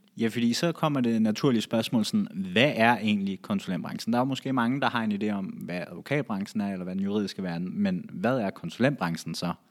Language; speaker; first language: Danish; native; Danish